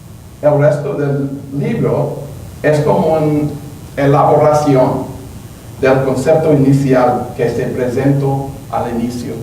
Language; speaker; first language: Spanish; non-native, learner; English